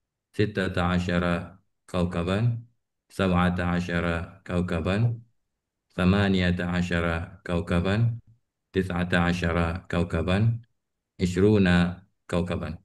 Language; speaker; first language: Arabic; non-native, learner; Indonesian